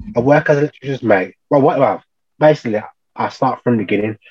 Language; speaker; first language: English; native; English